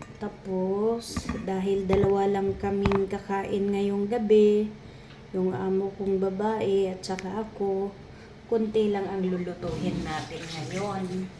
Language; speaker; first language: Filipino; non-native, local second language; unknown